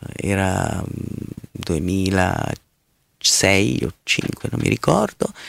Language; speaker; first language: Italian; non-native, fluent; Serbian